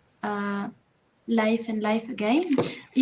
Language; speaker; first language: English; non-native, learner; French